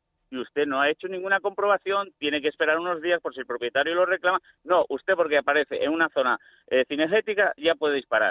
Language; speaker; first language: Spanish; native; Spanish